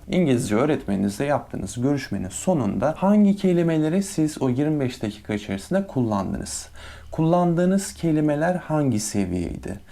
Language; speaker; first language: Turkish; native; Turkish